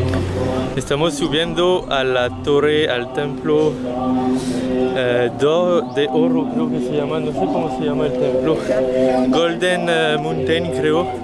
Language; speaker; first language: Spanish; non-native, fluent; French